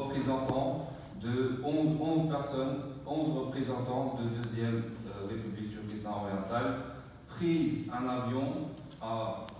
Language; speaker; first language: French; non-native, fluent; Uyghur